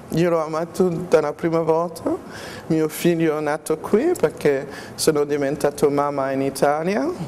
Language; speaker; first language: Italian; non-native, fluent; French